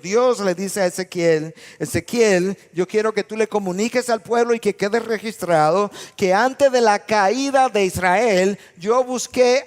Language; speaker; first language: Spanish; native; Spanish